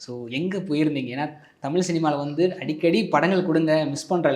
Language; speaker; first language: Tamil; native; Tamil